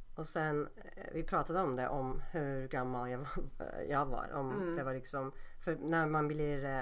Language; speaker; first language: Swedish; non-native, fluent; Turkish